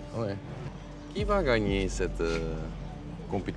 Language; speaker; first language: French; non-native, fluent; Dutch